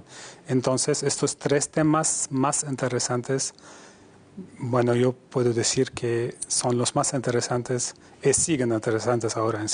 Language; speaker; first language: Spanish; non-native, fluent; Arabic